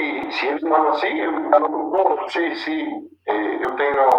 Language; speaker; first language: Portuguese; non-native, fluent; Spanish